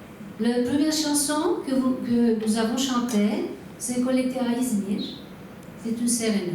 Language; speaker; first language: French; non-native, learner; Turkish